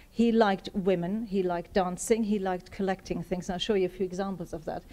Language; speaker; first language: English; non-native, fluent; German